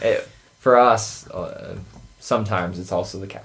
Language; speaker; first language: English; native; English